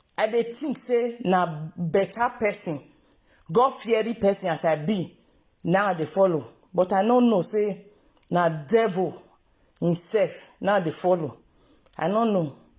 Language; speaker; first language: Nigerian Pidgin; non-native, local second language; Yoruba